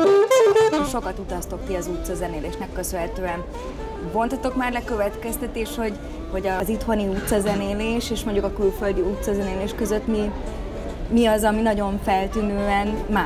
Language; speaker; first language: Hungarian; native; Hungarian